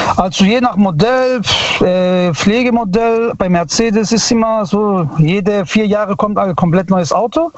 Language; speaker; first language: German; early bilingual, other home language; Italian